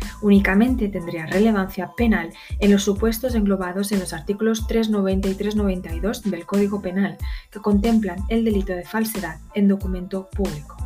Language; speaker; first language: Spanish; native; Spanish